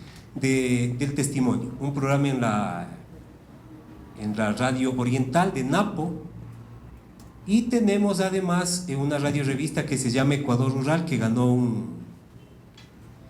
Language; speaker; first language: Spanish; native; Spanish